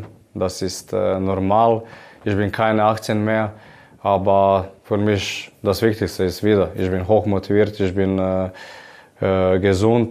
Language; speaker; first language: German; non-native, learner; Croatian